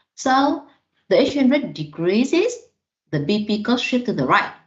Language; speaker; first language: English; non-native, fluent; Vietnamese